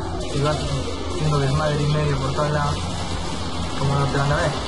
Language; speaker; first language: Spanish; native; Spanish